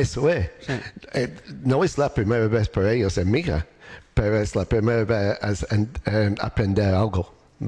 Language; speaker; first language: Spanish; non-native, learner; English